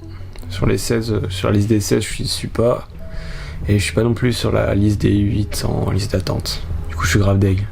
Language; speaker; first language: French; native; French